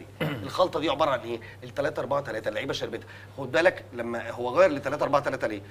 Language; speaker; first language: Arabic; native; Arabic